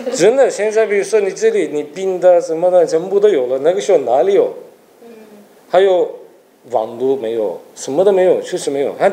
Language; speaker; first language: Chinese; non-native, fluent; Turkish